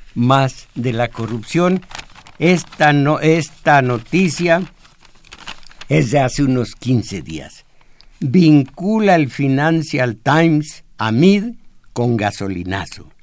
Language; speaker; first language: Spanish; native; Spanish